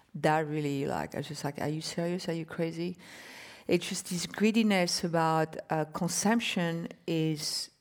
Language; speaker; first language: English; non-native, fluent; French